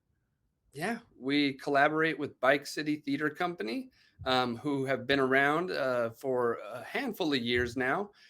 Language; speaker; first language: English; native; English